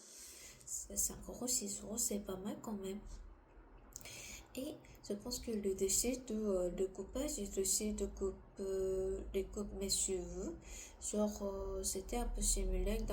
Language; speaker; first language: French; non-native, learner; Korean